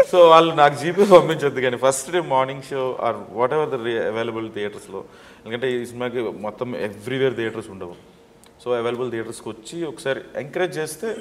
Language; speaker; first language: Telugu; native; Telugu